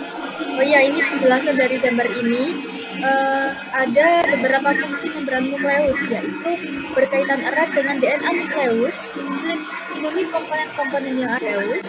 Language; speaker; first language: Indonesian; native; Indonesian